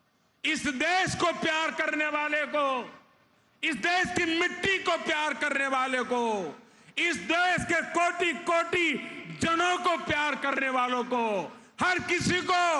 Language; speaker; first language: Hindi; native; Hindi